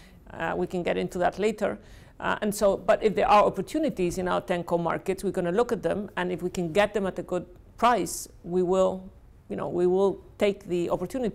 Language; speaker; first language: English; non-native, fluent; Spanish